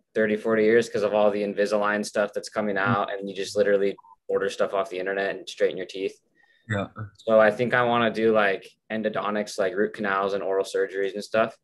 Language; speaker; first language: English; native; English